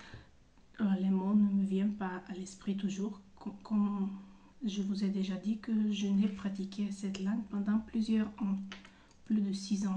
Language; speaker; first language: French; non-native, fluent; Bulgarian